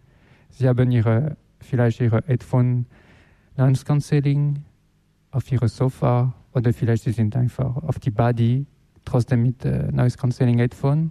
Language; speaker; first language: German; non-native, learner; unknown